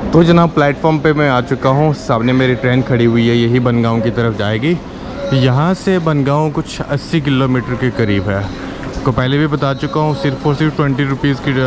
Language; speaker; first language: Hindi; native; Hindi